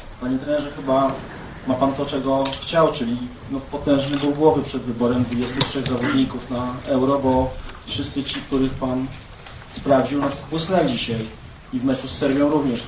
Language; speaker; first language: Polish; native; Polish